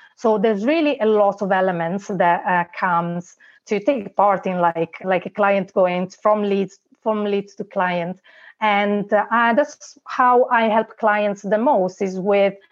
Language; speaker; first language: English; non-native, fluent; Italian